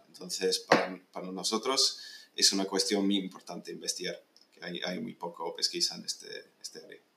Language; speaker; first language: Spanish; early bilingual, other home language; English